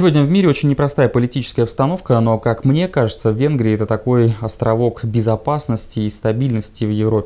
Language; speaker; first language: Russian; native; Russian